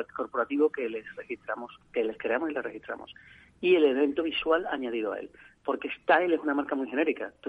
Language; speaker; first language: Spanish; native; Spanish